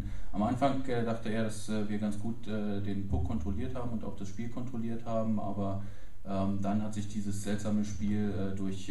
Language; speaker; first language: German; native; German